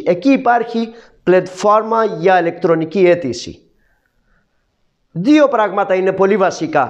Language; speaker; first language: Greek; non-native, fluent; Urdu